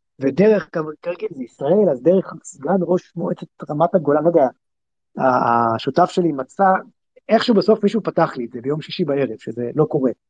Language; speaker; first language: Hebrew; native; Hebrew